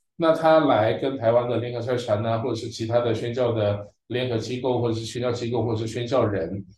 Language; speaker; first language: Chinese; early bilingual, heritage; Chinese